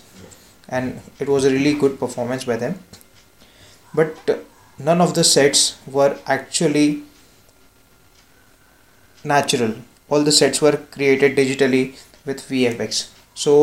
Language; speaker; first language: English; non-native, local second language; Marathi